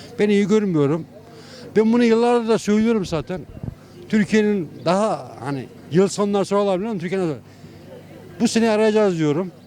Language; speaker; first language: Turkish; native; Turkish